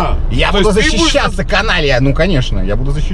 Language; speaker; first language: Russian; native; Russian